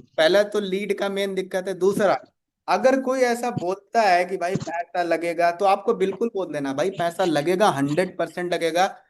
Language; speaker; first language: Hindi; native; Hindi